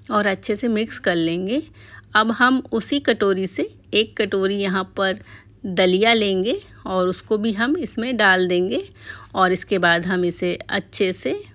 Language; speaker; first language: Hindi; native; Hindi